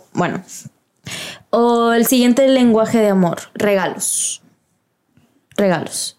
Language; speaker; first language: Spanish; early bilingual, heritage; Spanish